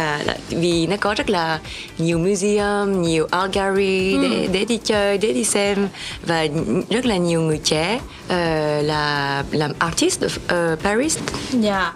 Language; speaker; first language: Vietnamese; early bilingual, heritage; French